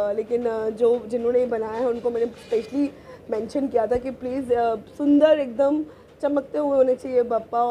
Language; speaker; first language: Hindi; native; Hindi